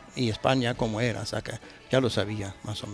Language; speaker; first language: Spanish; non-native, fluent; Swedish